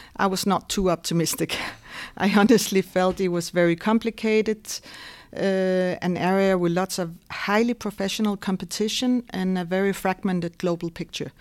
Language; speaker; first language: English; non-native, fluent; Danish